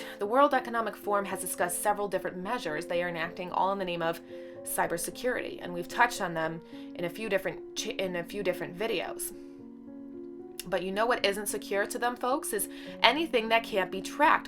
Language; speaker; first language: English; native; English